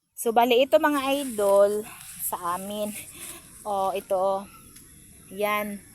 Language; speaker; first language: Filipino; non-native, local second language; Cebuano